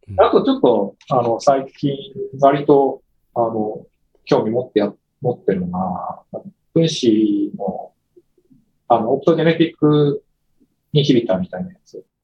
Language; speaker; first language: Japanese; native; Japanese